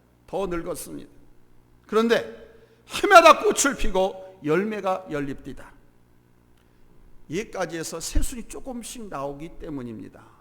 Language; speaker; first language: Korean; native; Korean